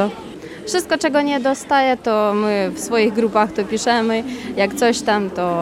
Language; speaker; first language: Polish; non-native, learner; Ukrainian